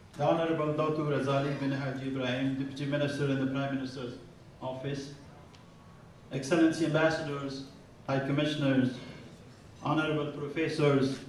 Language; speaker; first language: English; non-native, fluent; Persian